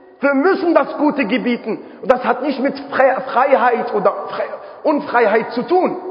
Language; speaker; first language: German; non-native, fluent; Arabic